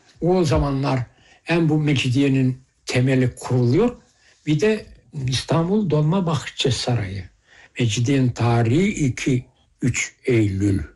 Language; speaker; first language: Turkish; early bilingual, heritage; Turkish